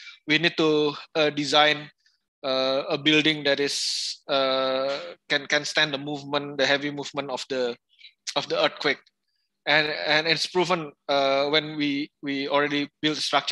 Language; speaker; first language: English; non-native, fluent; Indonesian